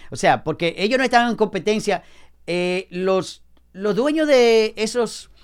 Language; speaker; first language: Spanish; native; Spanish